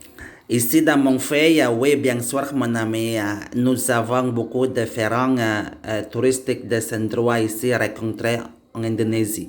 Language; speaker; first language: French; non-native, learner; Indonesian